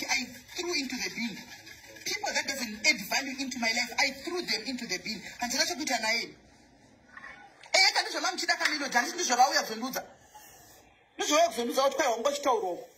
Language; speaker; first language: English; non-native, local second language; Shona